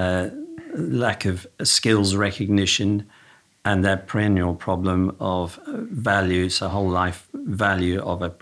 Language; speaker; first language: English; native; English